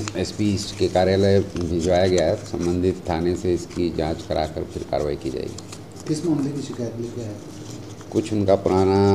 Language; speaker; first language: Hindi; native; Hindi